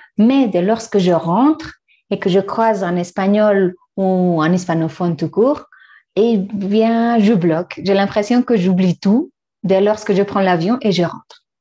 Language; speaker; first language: French; non-native, fluent; Spanish